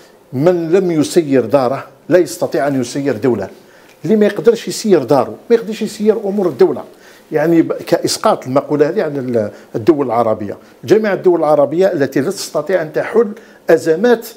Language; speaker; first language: Arabic; native; Arabic